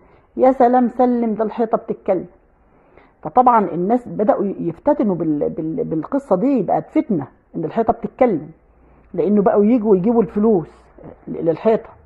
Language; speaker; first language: Arabic; native; Arabic